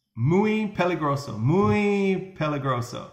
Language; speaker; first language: Spanish; non-native, learner; English